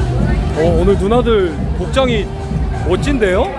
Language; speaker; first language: Korean; native; Korean